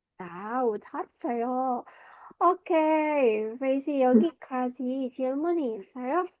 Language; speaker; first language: Korean; non-native, fluent; Indonesian